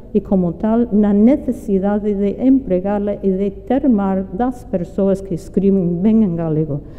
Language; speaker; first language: Portuguese; non-native, fluent; English